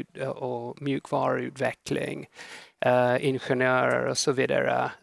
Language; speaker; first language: Swedish; non-native, fluent; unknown